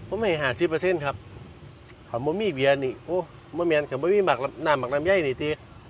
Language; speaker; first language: Thai; native; Thai